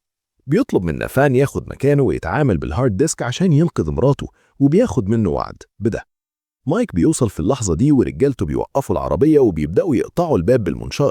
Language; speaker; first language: Arabic; native; Arabic